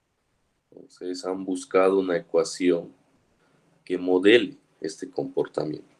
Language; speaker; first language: Spanish; native; Spanish